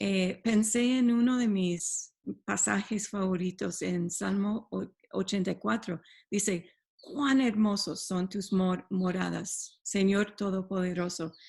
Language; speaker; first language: Spanish; non-native, fluent; English